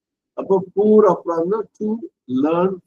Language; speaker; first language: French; non-native, fluent; Tamil